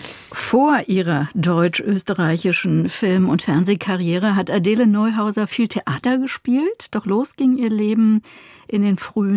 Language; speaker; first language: German; native; German